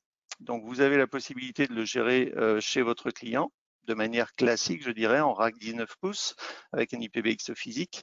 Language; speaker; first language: French; native; French